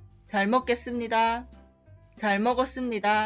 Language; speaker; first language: Korean; non-native, fluent; Spanish